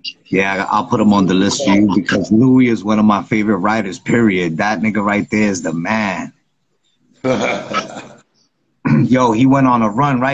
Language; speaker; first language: English; native; English